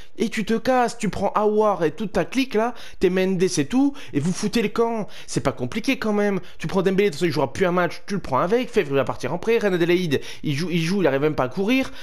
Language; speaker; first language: French; native; French